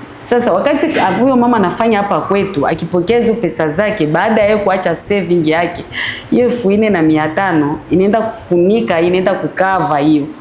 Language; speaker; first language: Swahili; native; Swahili